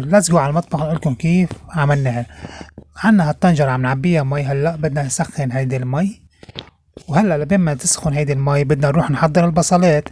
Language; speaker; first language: Arabic; native; Arabic